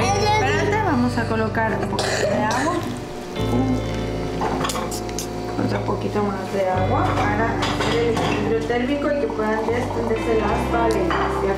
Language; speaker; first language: Spanish; native; Spanish